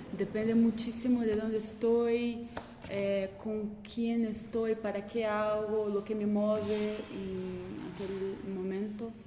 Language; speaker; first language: Spanish; non-native, learner; Portuguese